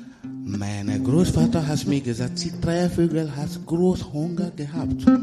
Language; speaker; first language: German; non-native, learner; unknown